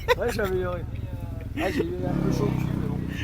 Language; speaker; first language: French; native; French